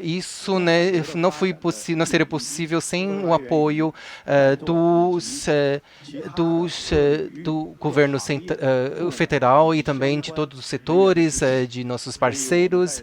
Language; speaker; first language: Portuguese; non-native, fluent; Chinese